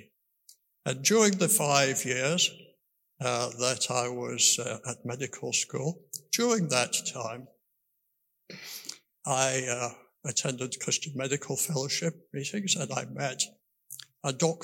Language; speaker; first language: English; native; English